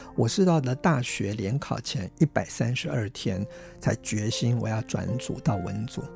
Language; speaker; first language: Chinese; non-native, local second language; Min Nan Chinese